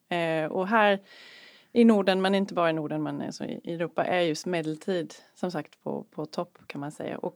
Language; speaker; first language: Swedish; non-native, fluent; English